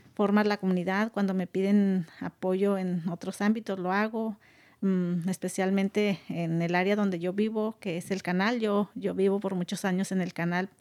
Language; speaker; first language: Spanish; native; Spanish